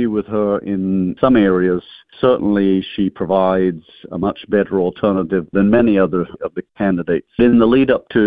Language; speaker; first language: English; native; English